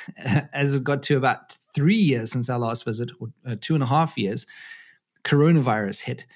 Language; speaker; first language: English; native; English